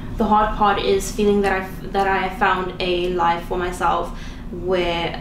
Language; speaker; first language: English; non-native, local second language; Afrikaans